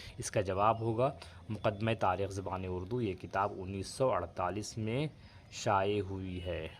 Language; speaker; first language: Urdu; native; Urdu